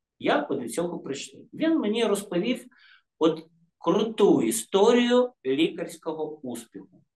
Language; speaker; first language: Ukrainian; non-native, local second language; Russian